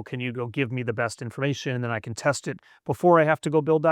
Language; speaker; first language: English; native; English